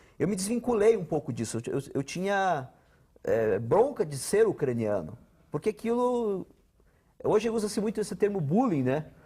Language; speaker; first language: Portuguese; non-native, local second language; Ukrainian